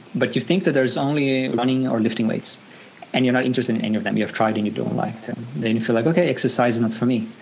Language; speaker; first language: English; non-native, fluent; Portuguese